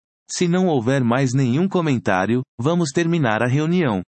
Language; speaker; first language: Portuguese; native; Portuguese